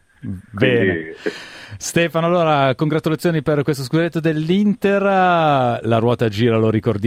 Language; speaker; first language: Italian; native; Italian